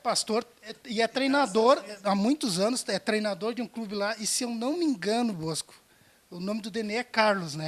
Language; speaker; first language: Portuguese; native; Portuguese